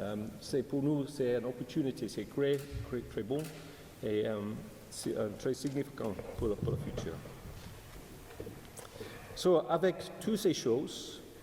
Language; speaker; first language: French; non-native, learner; English